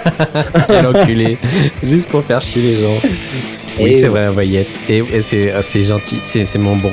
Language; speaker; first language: French; native; French